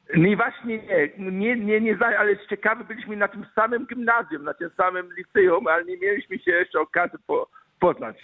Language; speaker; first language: Polish; early bilingual, other home language; German